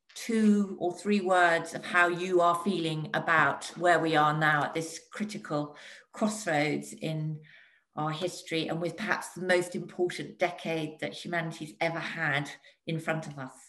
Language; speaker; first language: English; native; English